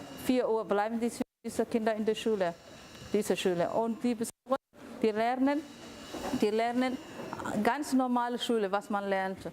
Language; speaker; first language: German; non-native, fluent; Somali